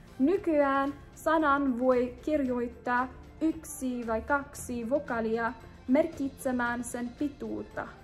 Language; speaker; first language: Finnish; non-native, learner; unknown